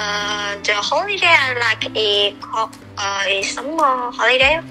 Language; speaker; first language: English; non-native, learner; Vietnamese